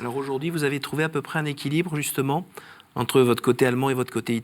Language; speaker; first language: French; native; French